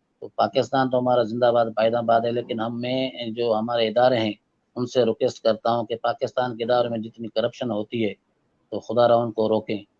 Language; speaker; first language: Urdu; non-native, local second language; Sindhi